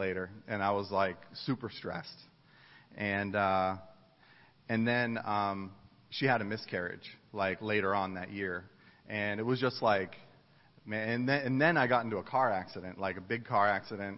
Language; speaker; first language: English; native; English